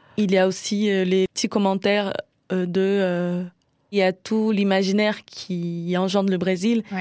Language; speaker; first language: French; non-native, fluent; Portuguese